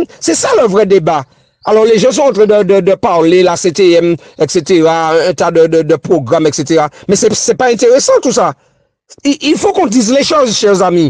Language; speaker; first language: French; native; French